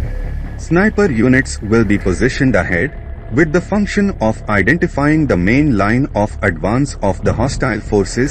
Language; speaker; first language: English; non-native, fluent; Portuguese